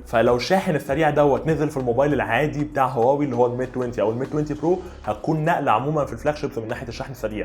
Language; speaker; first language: Arabic; native; Arabic